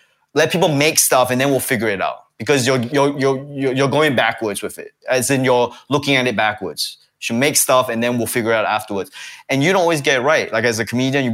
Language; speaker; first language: English; native; English